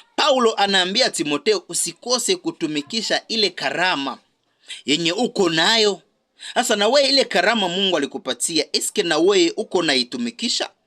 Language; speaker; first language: Swahili; native; Swahili